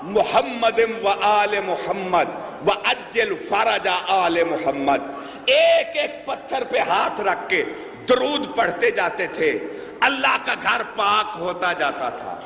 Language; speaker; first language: Urdu; non-native, local second language; Punjabi